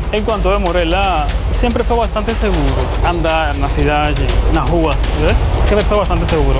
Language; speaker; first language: Portuguese; non-native, fluent; Spanish